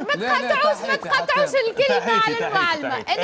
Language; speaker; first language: Arabic; native; Arabic